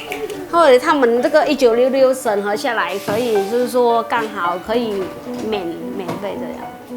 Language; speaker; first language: Chinese; non-native, fluent; Vietnamese